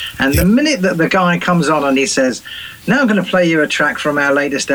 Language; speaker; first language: English; native; English